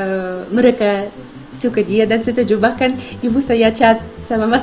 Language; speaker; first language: Indonesian; non-native, learner; Russian